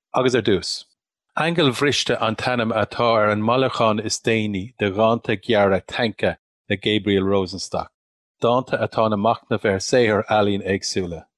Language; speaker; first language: Irish; non-native, local second language; English